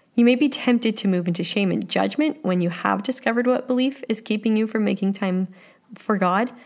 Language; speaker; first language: English; native; English